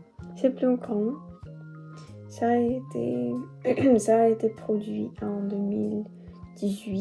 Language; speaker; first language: French; non-native, learner; Russian